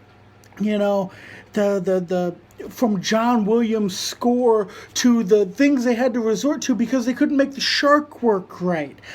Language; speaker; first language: English; native; English